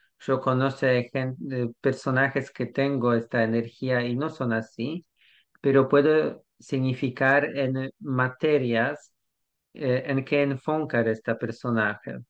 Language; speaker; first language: Spanish; non-native, learner; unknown